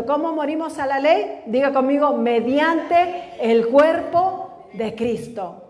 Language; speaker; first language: Spanish; native; Spanish